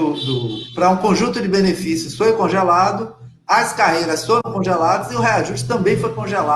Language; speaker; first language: Portuguese; native; Portuguese